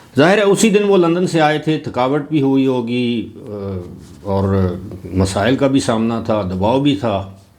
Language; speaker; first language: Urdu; non-native, local second language; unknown